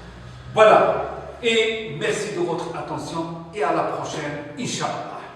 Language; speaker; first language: French; non-native, local second language; Arabic